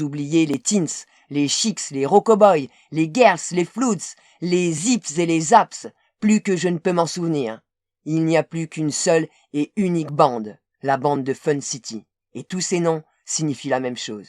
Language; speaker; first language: French; native; French